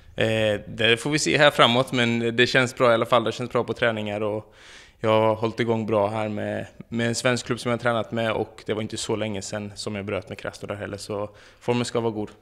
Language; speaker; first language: Swedish; native; Swedish